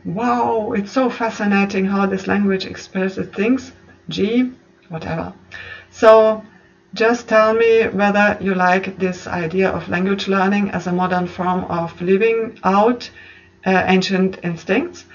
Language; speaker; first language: English; non-native, fluent; German